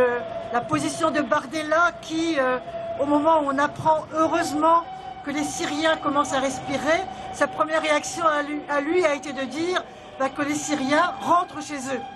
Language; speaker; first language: French; native; French